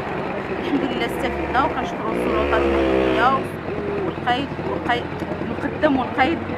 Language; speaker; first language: Arabic; native; Arabic